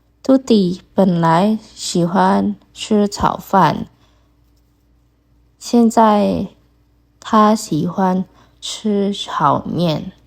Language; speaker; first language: Chinese; non-native, fluent; Indonesian